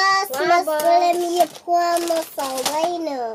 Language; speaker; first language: Lithuanian; early bilingual, heritage; Lithuanian